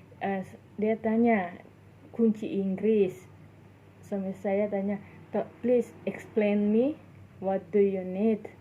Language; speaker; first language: Indonesian; native; Indonesian